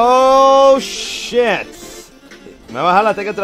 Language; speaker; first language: Spanish; native; Spanish